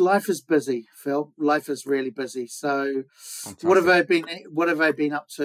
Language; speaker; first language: English; native; English